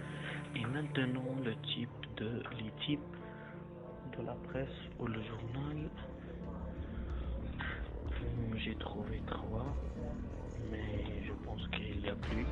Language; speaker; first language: French; non-native, learner; Arabic